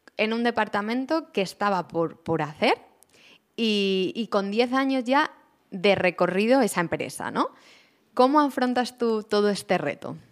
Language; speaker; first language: Spanish; native; Spanish